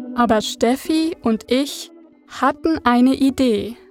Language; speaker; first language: German; native; German